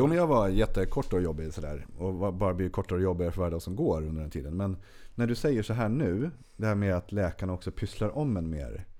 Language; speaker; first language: Swedish; native; Swedish